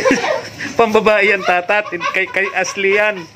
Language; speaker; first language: Filipino; native; Filipino